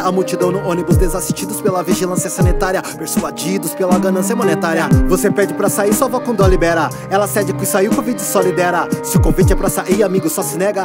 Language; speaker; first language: Portuguese; native; Portuguese